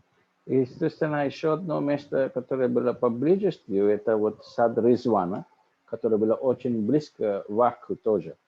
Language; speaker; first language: Russian; non-native, fluent; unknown